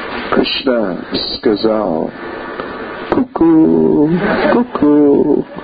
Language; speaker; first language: Russian; non-native, learner; English